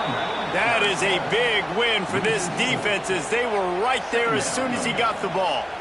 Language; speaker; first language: English; native; English